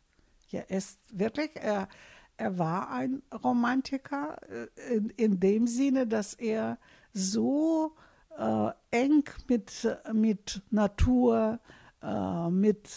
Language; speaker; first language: German; non-native, fluent; Russian